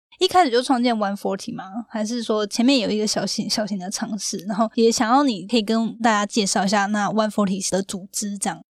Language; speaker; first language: Chinese; native; Chinese